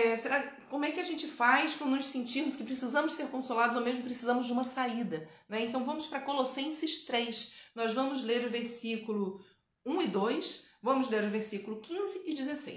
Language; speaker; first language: Portuguese; native; Portuguese